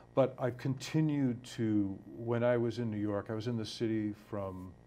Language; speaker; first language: English; native; English